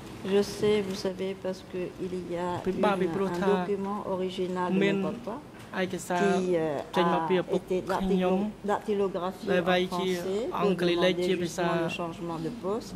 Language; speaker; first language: French; non-native, local second language; Khmer